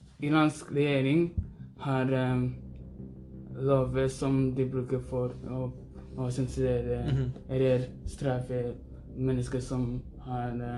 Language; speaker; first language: Norwegian; non-native, learner; Persian